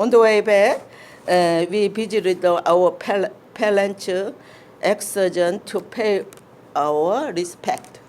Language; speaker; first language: English; non-native, learner; Korean